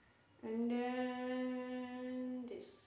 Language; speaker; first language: English; non-native, learner; Indonesian